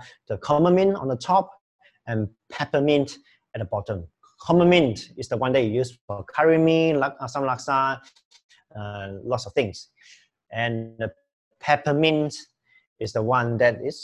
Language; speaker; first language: English; non-native, local second language; Chinese